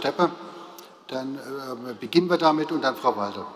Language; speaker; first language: German; native; German